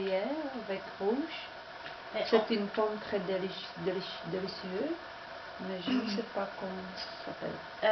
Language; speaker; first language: French; non-native, learner; Czech